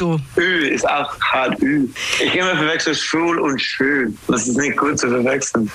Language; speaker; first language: German; non-native, learner; English